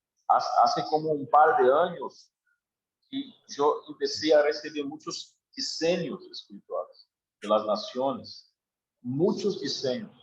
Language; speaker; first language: Spanish; non-native, learner; Portuguese